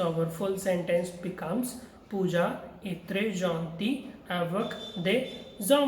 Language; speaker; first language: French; non-native, learner; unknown